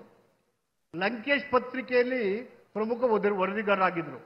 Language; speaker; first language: Kannada; native; Kannada